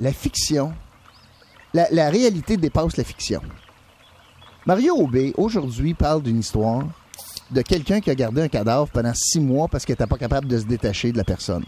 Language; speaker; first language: French; native; French